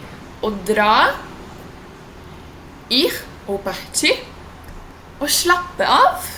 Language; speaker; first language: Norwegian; non-native, fluent; Portuguese